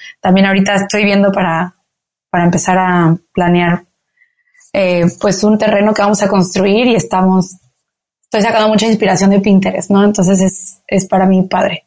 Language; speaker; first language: Spanish; native; Spanish